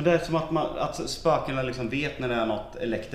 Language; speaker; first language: Swedish; native; Swedish